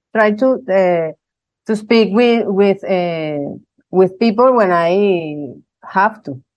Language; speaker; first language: English; non-native, fluent; Spanish